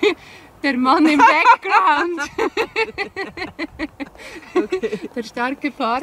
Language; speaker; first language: German; native; German